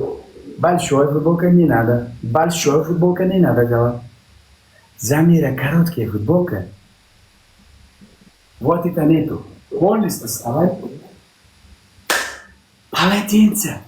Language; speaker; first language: Russian; non-native, learner; Uzbek